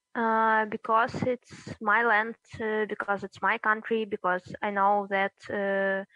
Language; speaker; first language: English; early bilingual, other home language; Russian